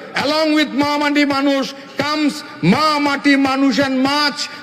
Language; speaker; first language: English; non-native, local second language; Bangla